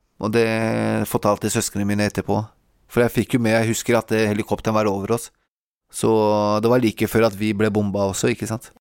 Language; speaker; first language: Norwegian; early bilingual, other home language; Kurdish